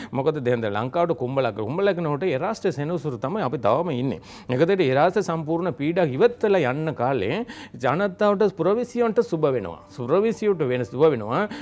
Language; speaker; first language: Sinhala; non-native, local second language; Tamil